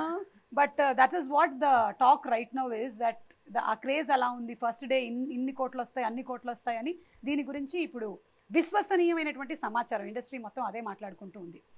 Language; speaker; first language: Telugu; native; Telugu